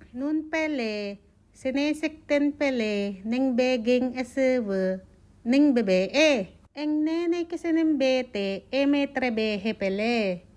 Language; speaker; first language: Filipino; native; Filipino